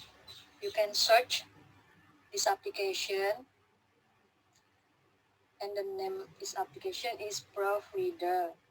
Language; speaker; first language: English; non-native, learner; Indonesian